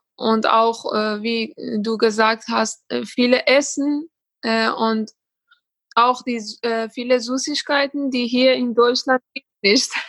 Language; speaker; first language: German; non-native, learner; Persian